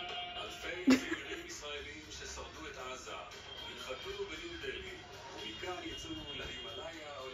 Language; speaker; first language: Hebrew; native; Hebrew